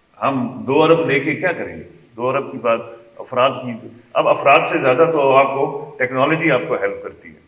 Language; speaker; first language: Urdu; non-native, local second language; Kashmiri